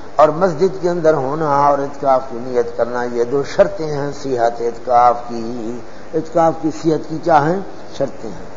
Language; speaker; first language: Urdu; non-native, local second language; Punjabi